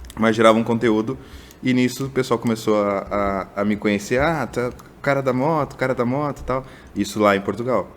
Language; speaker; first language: Portuguese; native; Portuguese